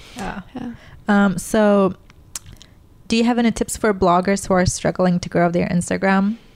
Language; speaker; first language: English; non-native, fluent; Turkish